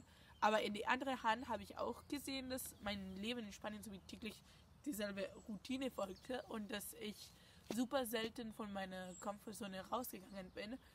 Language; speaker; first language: German; non-native, fluent; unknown